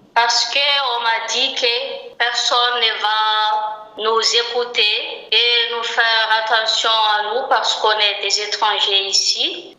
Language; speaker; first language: French; non-native, local second language; Malagasy